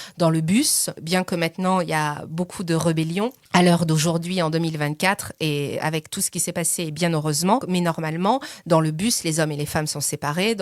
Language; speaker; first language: French; early bilingual, other home language; Persian